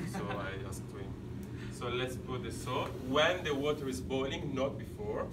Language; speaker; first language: English; non-native, learner; Italian